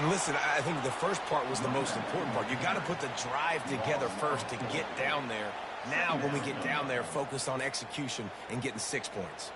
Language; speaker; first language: English; native; English